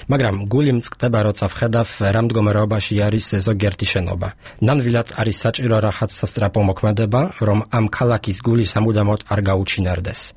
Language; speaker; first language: Georgian; non-native, fluent; Polish